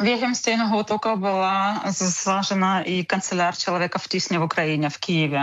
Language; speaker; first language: Czech; non-native, learner; Ukrainian